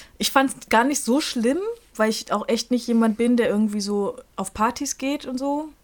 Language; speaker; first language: German; native; German